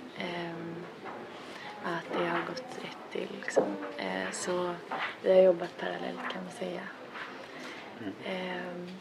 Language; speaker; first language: Swedish; native; Swedish